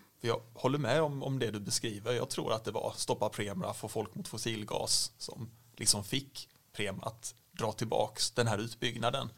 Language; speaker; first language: Swedish; native; Swedish